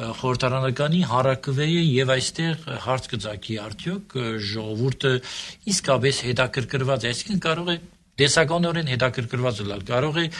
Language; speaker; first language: Armenian; early bilingual, heritage; Armenian